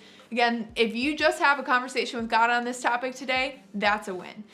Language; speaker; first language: English; native; English